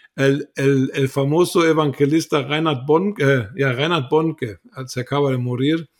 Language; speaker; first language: Spanish; non-native, fluent; German